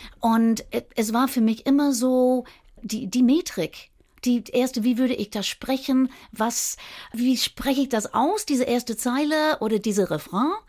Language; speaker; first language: German; non-native, fluent; English